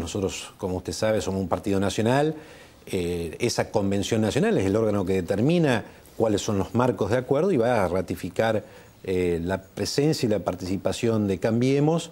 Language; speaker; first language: Spanish; native; Spanish